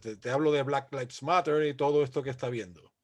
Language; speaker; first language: Spanish; native; Spanish